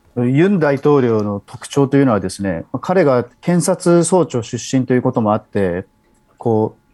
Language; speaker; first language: Japanese; native; Japanese